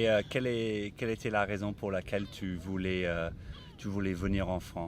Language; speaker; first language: French; non-native, fluent; English